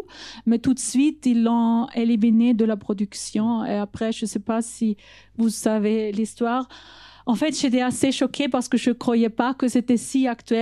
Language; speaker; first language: French; non-native, fluent; German